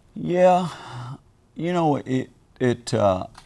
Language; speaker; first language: English; native; English